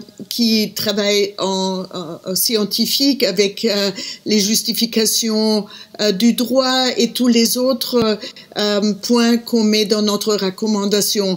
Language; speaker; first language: French; non-native, fluent; German